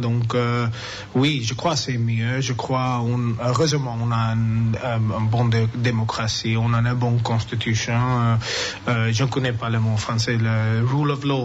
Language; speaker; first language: French; non-native, learner; English